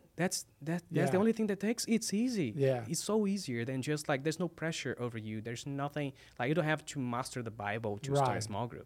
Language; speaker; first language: English; non-native, fluent; Portuguese